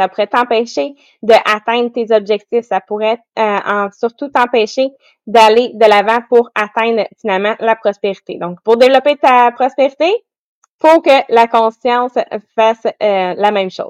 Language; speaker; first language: French; native; French